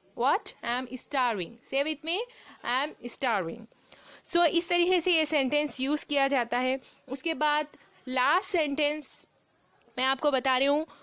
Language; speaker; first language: Hindi; native; Hindi